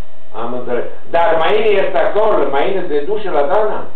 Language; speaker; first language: Romanian; non-native, learner; Italian